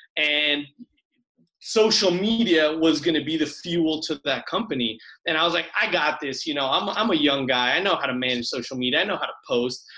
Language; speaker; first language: English; early bilingual, other home language; Spanish